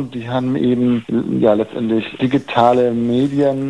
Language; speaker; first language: German; native; German